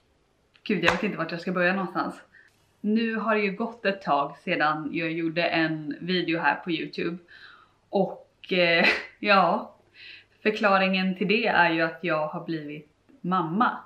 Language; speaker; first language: Swedish; native; Swedish